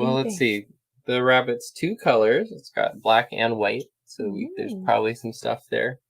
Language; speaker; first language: English; native; English